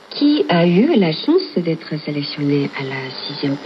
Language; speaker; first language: French; native; French